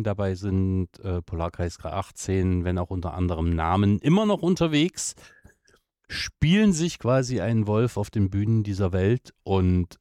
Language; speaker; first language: German; native; German